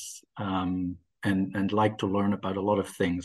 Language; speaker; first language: English; non-native, fluent; German